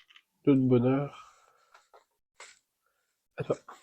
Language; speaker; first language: French; native; French